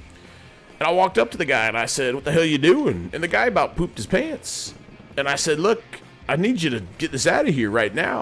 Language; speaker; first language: English; native; English